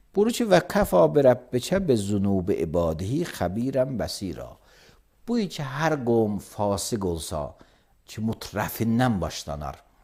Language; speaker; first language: Azerbaijani; native; Azerbaijani